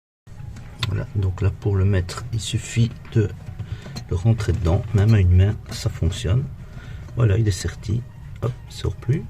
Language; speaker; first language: French; native; French